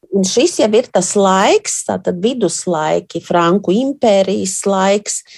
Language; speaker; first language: Latvian; native; Latvian